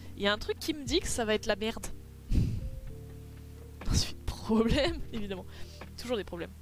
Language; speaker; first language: French; native; French